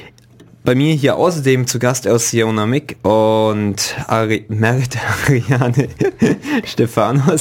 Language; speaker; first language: German; native; German